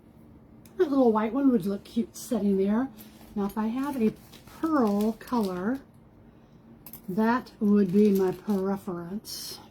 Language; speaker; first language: English; native; English